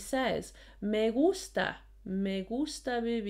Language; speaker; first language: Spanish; non-native, fluent; English